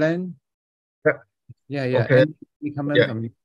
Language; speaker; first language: English; non-native, fluent; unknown